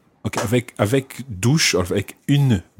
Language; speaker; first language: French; non-native, fluent; English